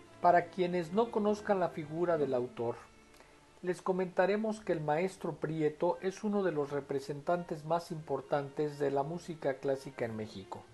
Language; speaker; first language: Spanish; native; Spanish